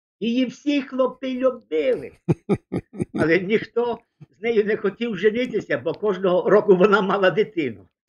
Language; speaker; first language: Ukrainian; early bilingual, heritage; Ukrainian